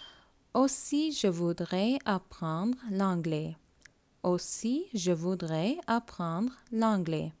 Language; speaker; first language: French; non-native, fluent; Tamil